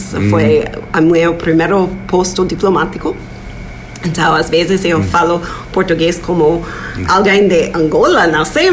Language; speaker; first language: Portuguese; non-native, fluent; English